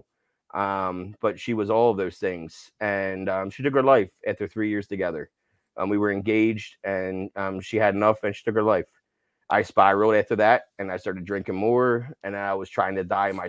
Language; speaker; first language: English; native; English